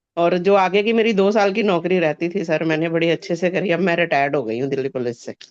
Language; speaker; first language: Hindi; native; Hindi